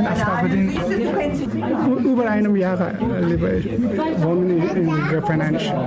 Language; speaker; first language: German; non-native, learner; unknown